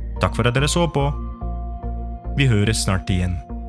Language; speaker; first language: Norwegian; non-native, fluent; Polish